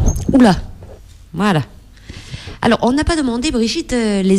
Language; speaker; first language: French; native; French